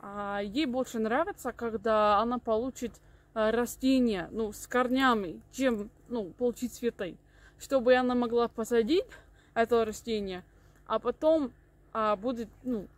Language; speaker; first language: Russian; non-native, learner; English